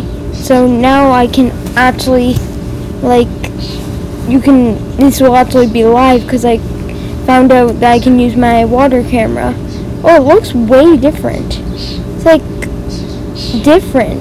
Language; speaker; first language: English; native; English